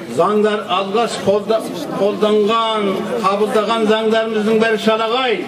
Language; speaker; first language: Kazakh; native; Kazakh